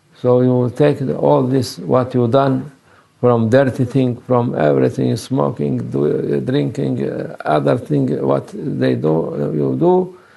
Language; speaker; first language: English; non-native, learner; Turkish